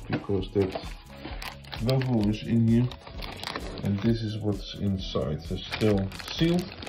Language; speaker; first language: English; non-native, fluent; Dutch